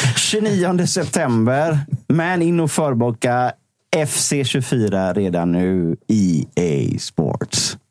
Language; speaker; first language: Swedish; native; Swedish